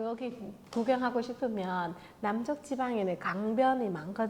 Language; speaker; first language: Korean; non-native, fluent; Vietnamese